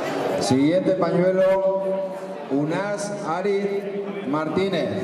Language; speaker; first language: Spanish; native; Spanish